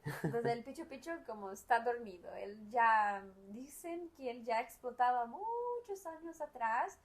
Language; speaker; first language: Spanish; non-native, fluent; Portuguese